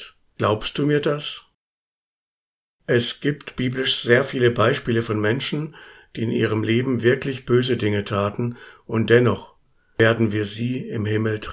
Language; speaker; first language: German; native; German